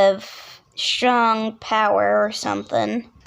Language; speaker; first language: English; native; English